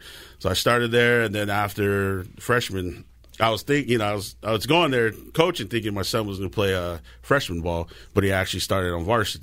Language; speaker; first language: English; native; English